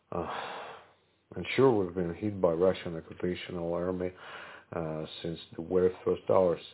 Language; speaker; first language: English; non-native, fluent; Ukrainian